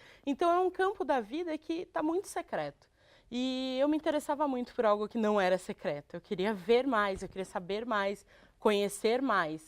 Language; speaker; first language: Portuguese; native; Portuguese